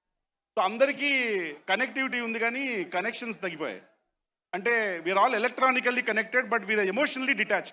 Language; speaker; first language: Telugu; native; Telugu